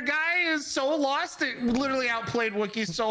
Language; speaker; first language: English; native; English